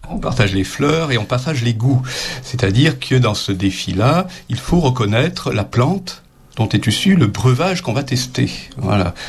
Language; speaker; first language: French; native; French